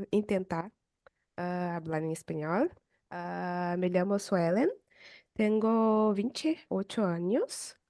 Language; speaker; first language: Spanish; non-native, learner; Portuguese